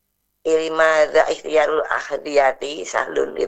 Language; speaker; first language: Arabic; non-native, learner; Indonesian